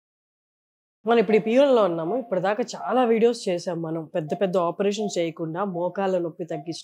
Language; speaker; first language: Telugu; native; Telugu